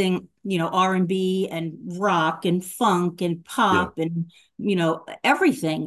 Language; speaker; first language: English; native; English